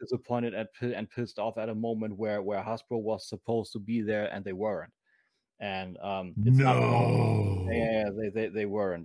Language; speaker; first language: English; non-native, fluent; German